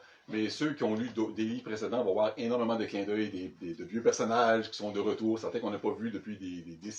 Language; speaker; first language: French; native; French